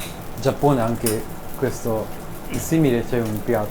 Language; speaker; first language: Italian; non-native, learner; Japanese